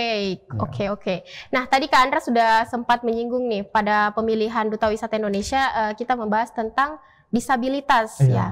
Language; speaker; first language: Indonesian; native; Indonesian